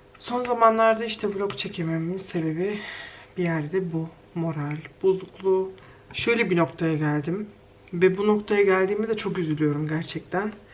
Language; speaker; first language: Turkish; native; Turkish